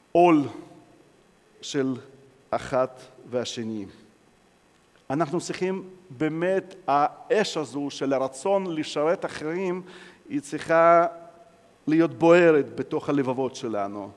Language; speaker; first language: Hebrew; non-native, fluent; Russian